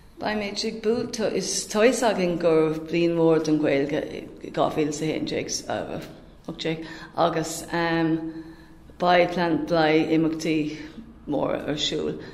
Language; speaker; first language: Irish; non-native, local second language; English